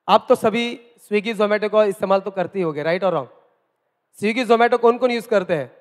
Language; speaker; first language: Hindi; non-native, local second language; Marathi